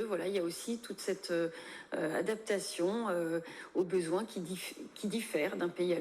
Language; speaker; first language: French; native; French